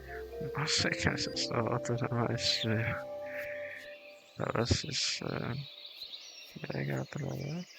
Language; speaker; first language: Spanish; non-native, learner; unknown